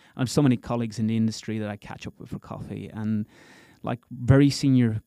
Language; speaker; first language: English; native; English